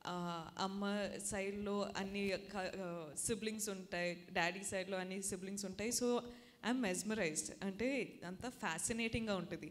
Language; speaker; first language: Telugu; non-native, fluent; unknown